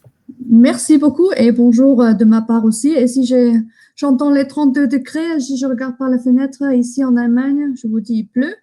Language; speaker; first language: French; non-native, fluent; German